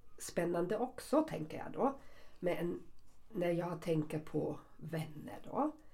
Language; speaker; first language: Swedish; early bilingual, other home language; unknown